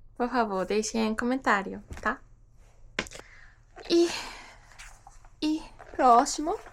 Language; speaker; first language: Portuguese; non-native, learner; Japanese